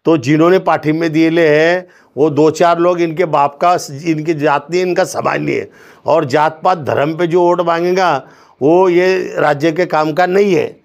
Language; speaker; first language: Hindi; non-native, local second language; Marathi